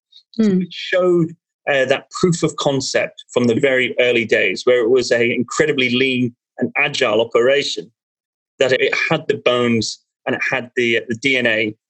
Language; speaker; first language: English; native; English